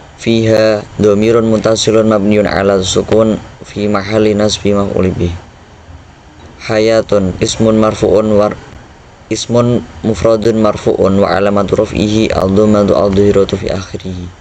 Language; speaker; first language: Arabic; non-native, learner; Indonesian